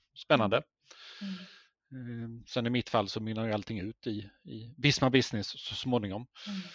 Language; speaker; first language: Swedish; native; Swedish